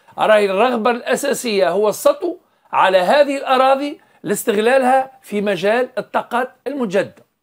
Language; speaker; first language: Arabic; native; Arabic